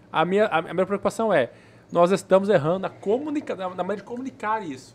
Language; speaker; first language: Portuguese; native; Portuguese